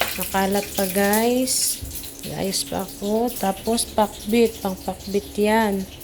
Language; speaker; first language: Filipino; non-native, local second language; Cebuano